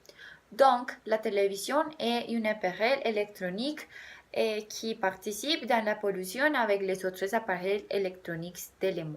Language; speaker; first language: French; non-native, learner; Spanish